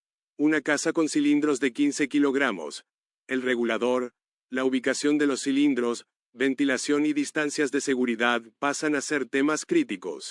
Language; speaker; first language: Spanish; native; Spanish